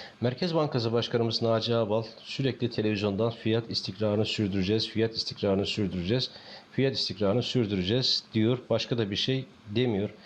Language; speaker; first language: Turkish; native; Turkish